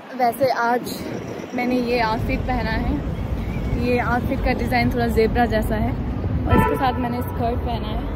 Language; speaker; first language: Hindi; non-native, local second language; Bangla